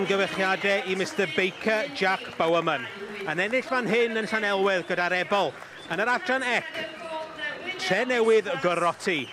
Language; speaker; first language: Welsh; native; Welsh